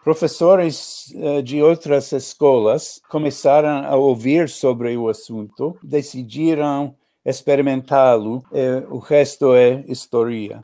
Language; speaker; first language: Portuguese; non-native, learner; English